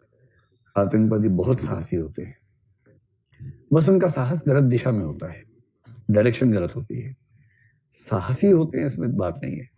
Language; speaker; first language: Hindi; native; Hindi